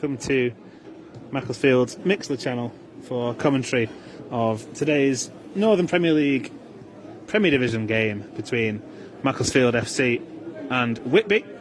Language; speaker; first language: English; native; English